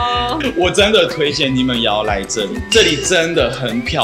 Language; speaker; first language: Chinese; non-native, fluent; French